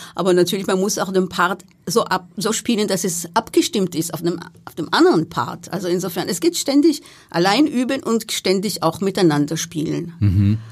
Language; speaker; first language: German; non-native, fluent; Hebrew